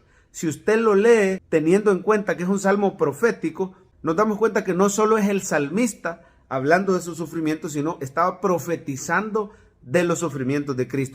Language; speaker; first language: Spanish; native; Spanish